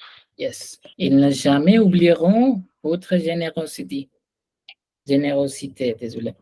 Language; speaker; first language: French; non-native, fluent; Hindi